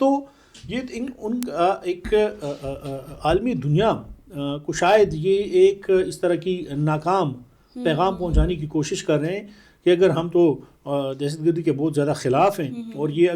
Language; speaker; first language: Urdu; non-native, local second language; Pashto